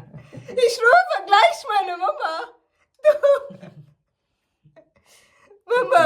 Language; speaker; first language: German; non-native, learner; Malayalam